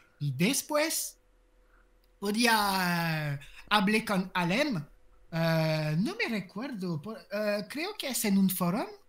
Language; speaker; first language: Spanish; non-native, learner; French